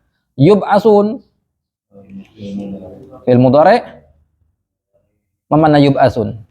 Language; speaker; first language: Arabic; non-native, fluent; Indonesian